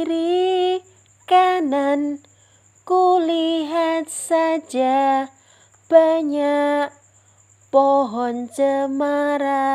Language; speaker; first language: Indonesian; native; Indonesian